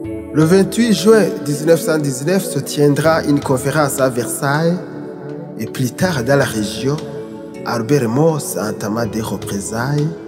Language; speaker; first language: French; non-native, local second language; Rundi